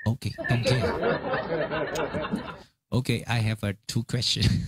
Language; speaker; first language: English; non-native, learner; Chinese